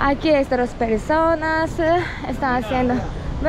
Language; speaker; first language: Spanish; non-native, learner; Japanese